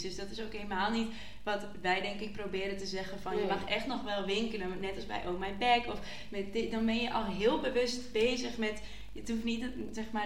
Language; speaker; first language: Dutch; native; Dutch